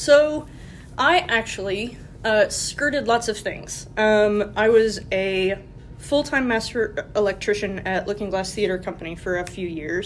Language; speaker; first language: English; native; English